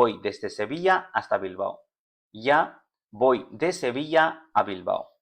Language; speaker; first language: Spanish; non-native, fluent; Urdu